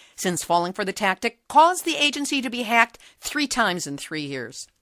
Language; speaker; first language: English; native; English